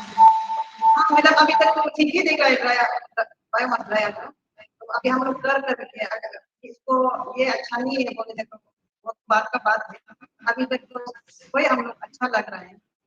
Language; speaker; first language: Hindi; non-native, local second language; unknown